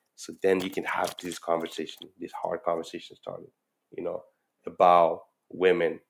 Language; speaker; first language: English; non-native, fluent; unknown